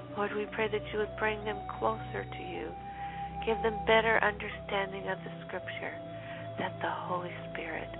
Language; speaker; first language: English; native; English